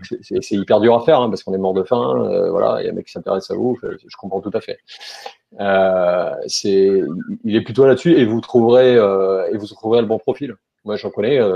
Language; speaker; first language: French; native; French